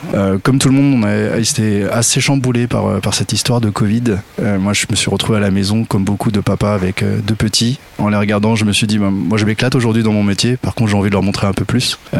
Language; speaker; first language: French; native; French